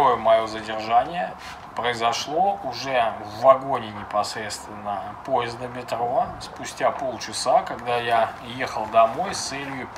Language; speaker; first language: Russian; native; Russian